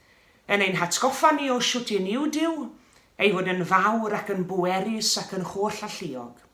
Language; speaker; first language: Welsh; native; Welsh